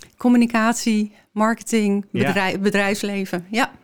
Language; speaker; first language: Dutch; native; Dutch